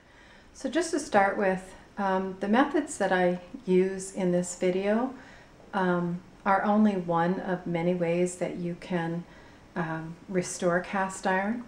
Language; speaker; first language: English; native; English